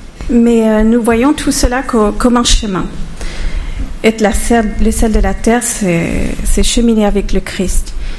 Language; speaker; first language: French; non-native, fluent; Spanish